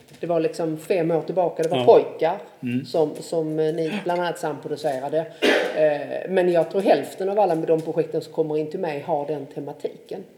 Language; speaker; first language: Swedish; native; Swedish